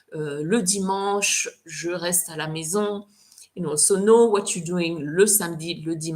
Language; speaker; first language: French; non-native, fluent; English